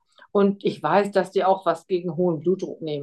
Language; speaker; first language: German; native; German